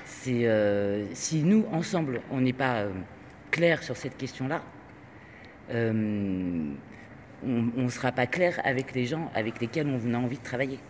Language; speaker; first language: French; non-native, fluent; Spanish